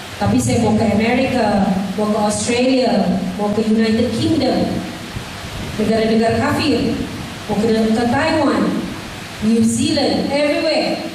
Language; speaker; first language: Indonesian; non-native, fluent; English